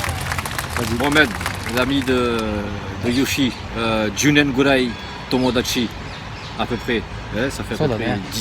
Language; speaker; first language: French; early bilingual, other home language; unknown